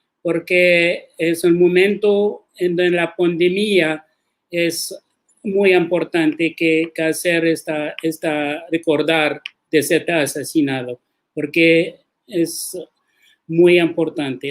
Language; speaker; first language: Spanish; non-native, learner; Arabic